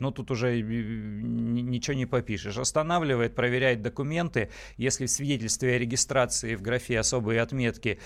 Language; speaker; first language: Russian; native; Russian